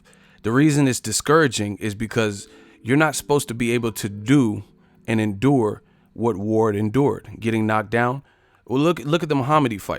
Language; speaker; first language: English; native; English